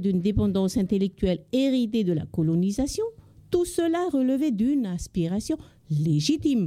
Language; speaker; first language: French; non-native, local second language; Malagasy